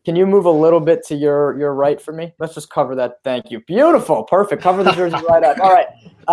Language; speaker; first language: English; native; English